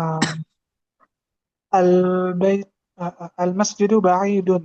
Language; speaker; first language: Arabic; non-native, learner; Indonesian